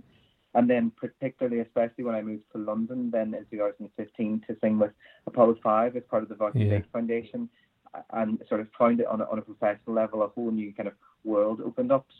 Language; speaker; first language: English; native; English